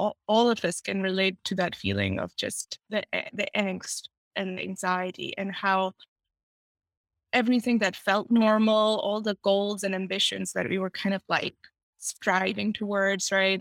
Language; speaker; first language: English; non-native, local second language; Urdu